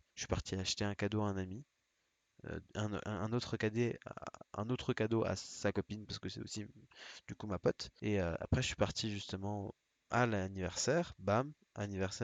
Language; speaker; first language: French; native; French